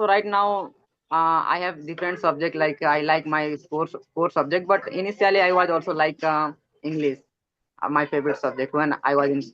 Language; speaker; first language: English; non-native, learner; Odia